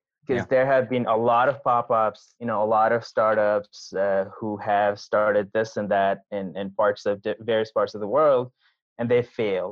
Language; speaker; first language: English; non-native, local second language; Nepali